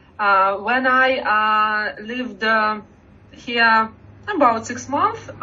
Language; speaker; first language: English; non-native, learner; Russian